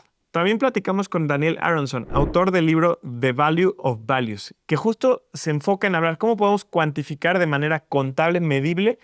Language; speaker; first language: Spanish; native; Spanish